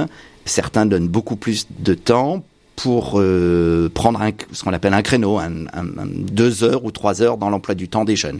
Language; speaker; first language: French; native; French